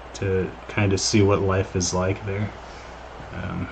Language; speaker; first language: English; native; English